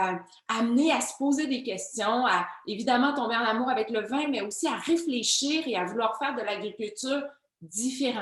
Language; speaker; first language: French; native; French